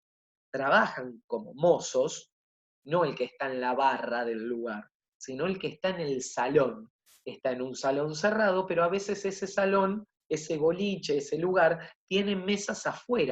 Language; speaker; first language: Spanish; native; Spanish